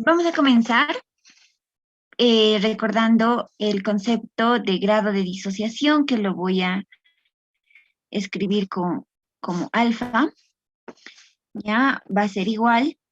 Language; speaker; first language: Spanish; native; Spanish